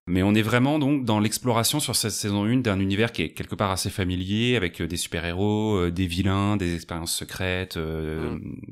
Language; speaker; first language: French; native; French